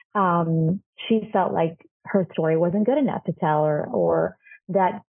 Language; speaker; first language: English; non-native, fluent; Spanish